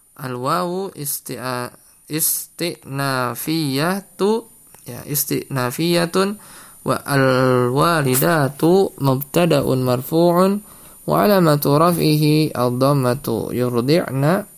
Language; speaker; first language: Arabic; non-native, fluent; Indonesian